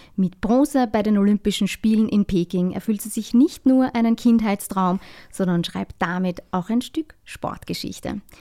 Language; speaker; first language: German; native; German